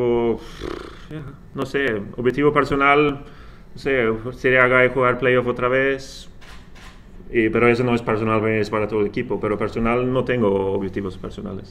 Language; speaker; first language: Spanish; non-native, fluent; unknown